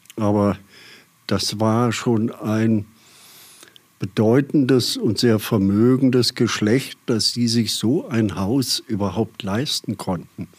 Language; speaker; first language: German; native; German